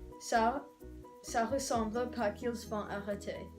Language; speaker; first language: French; non-native, learner; English